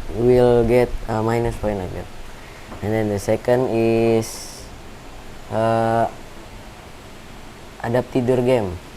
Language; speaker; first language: English; non-native, learner; Indonesian